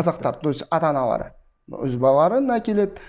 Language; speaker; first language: Kazakh; non-native, fluent; Russian